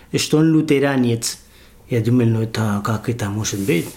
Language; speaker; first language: Russian; non-native, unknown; Spanish